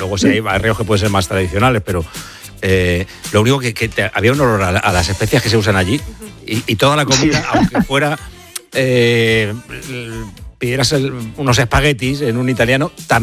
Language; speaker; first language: Spanish; native; Spanish